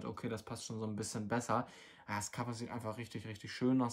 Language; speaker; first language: German; native; German